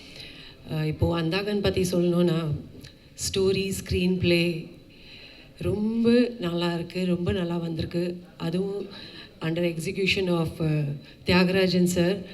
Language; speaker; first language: Tamil; non-native, fluent; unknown